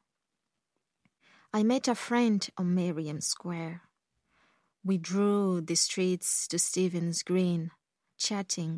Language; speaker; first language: English; early bilingual, other home language; Kongo